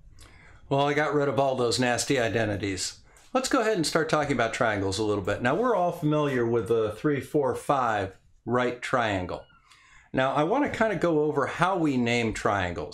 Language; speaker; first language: English; native; English